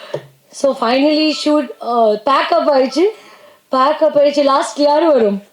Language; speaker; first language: Tamil; non-native, learner; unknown